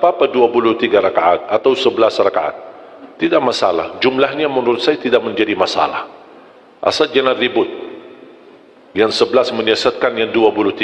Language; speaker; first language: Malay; non-native, fluent; Arabic